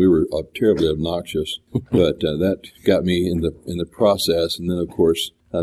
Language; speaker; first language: English; native; English